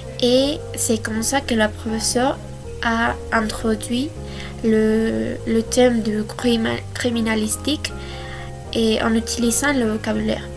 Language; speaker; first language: French; non-native, fluent; Spanish